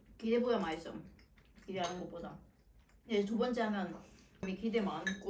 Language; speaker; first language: Korean; non-native, fluent; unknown